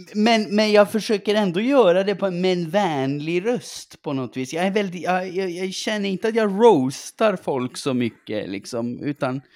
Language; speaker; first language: Swedish; native; Swedish